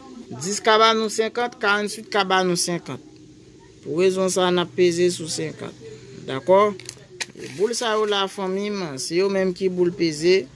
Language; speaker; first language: French; non-native, local second language; Haitian Creole